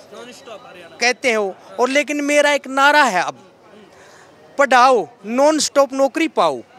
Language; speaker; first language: Hindi; native; Hindi